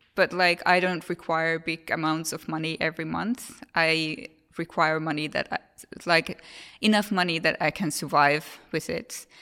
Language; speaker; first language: English; non-native, fluent; Finnish